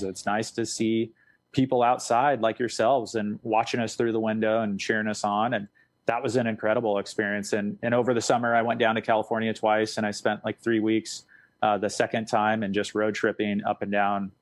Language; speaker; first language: English; native; English